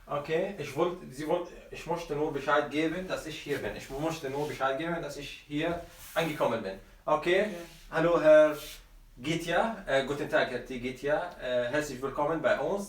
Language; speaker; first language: German; non-native, fluent; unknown